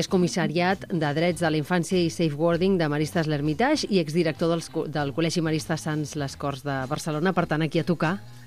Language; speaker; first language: Catalan; native; Catalan